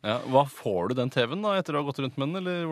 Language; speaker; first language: Norwegian; native; Norwegian